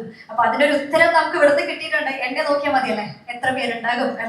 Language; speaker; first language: Malayalam; native; Malayalam